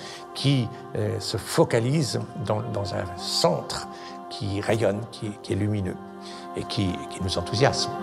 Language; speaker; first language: French; native; French